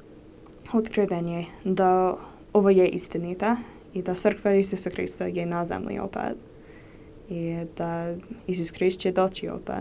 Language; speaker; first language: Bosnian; non-native, learner; English